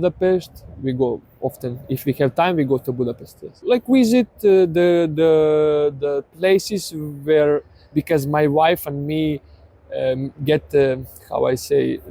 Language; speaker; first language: English; non-native, learner; Serbian